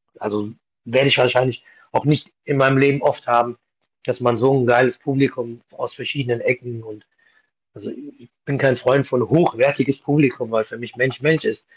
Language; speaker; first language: German; early bilingual, other home language; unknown